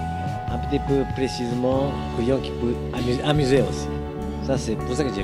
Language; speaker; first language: French; non-native, learner; Japanese